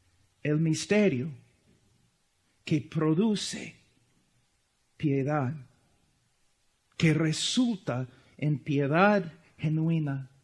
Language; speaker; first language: Spanish; non-native, fluent; English